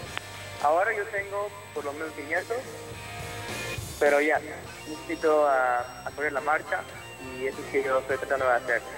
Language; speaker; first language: Spanish; early bilingual, heritage; English